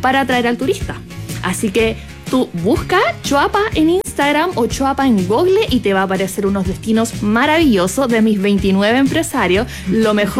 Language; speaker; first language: Spanish; native; Spanish